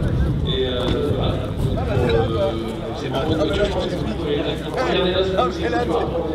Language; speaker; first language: French; native; French